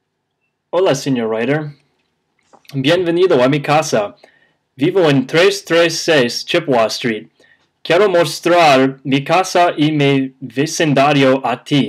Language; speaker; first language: Spanish; non-native, learner; English